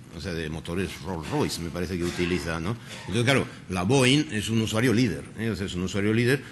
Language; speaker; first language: Spanish; native; Spanish